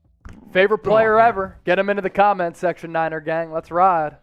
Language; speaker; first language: English; native; English